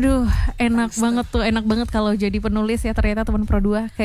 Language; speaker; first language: Indonesian; native; Indonesian